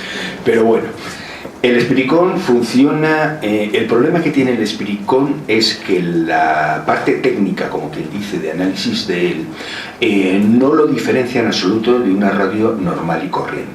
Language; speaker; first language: Spanish; native; Spanish